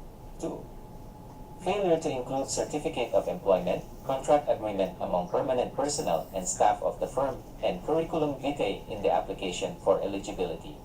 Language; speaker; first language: English; non-native, local second language; Cebuano